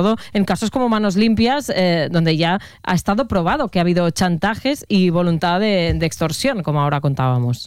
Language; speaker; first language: Catalan; native; Catalan